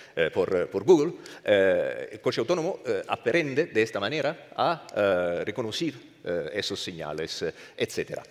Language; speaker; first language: Spanish; non-native, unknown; Italian